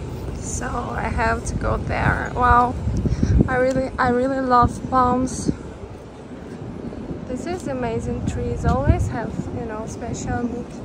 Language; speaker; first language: English; non-native, learner; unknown